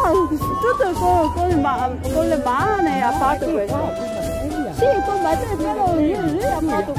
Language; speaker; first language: Italian; non-native, learner; Korean